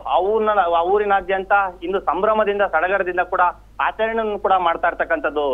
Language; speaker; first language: Kannada; native; Kannada